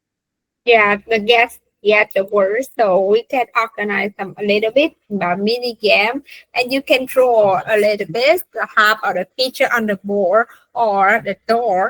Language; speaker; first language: English; non-native, fluent; Vietnamese